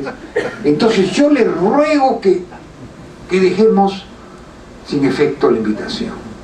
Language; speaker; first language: Spanish; native; Spanish